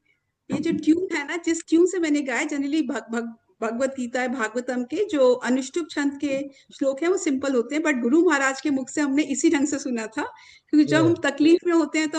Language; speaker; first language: Hindi; native; Hindi